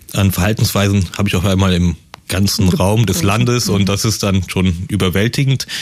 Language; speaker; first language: German; early bilingual, other home language; Persian